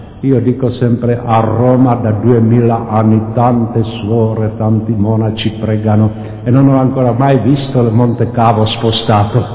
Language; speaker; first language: Italian; non-native, fluent; Czech